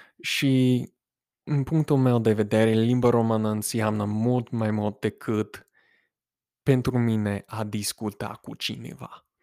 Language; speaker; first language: Romanian; non-native, fluent; English